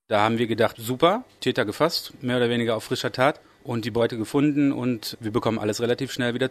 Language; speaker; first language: German; native; German